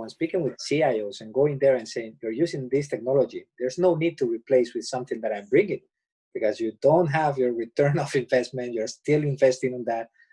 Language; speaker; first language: English; non-native, fluent; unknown